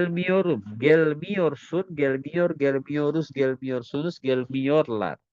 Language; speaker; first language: Turkish; non-native, fluent; Indonesian